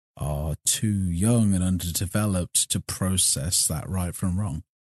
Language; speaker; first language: English; native; English